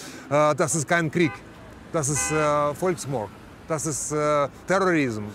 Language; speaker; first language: German; non-native, learner; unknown